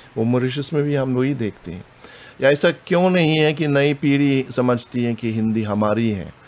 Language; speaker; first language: Hindi; non-native, fluent; German